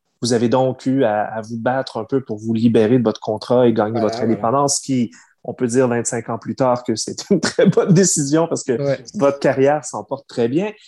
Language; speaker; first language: French; native; French